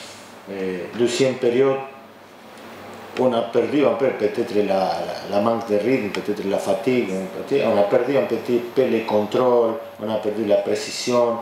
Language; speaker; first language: French; non-native, fluent; Spanish